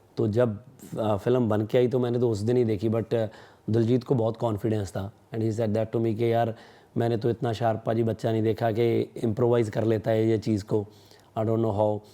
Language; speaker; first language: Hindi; non-native, local second language; Punjabi